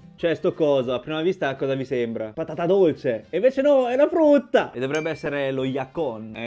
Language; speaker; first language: Italian; early bilingual, other home language; Chinese